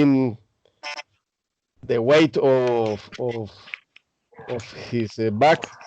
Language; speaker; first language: English; non-native, learner; Spanish